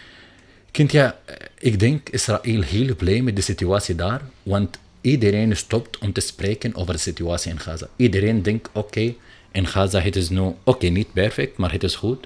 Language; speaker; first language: Dutch; non-native, learner; Arabic